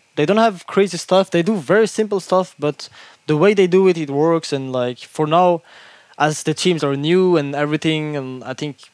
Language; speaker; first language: English; non-native, fluent; French